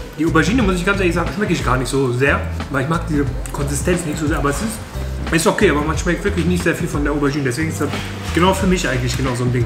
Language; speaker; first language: German; native; German